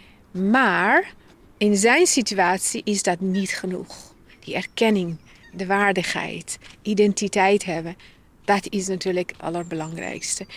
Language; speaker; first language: Dutch; non-native, fluent; Persian